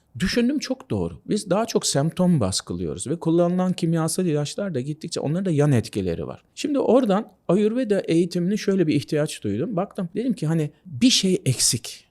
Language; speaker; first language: Turkish; native; Turkish